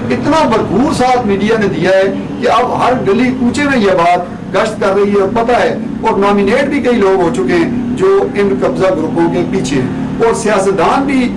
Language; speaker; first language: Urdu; non-native, local second language; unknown